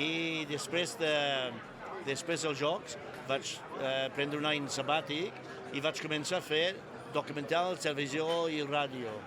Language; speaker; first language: Catalan; non-native, fluent; English